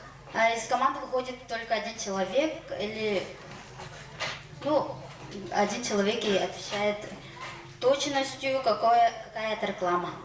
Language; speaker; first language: Russian; non-native, local second language; Yakut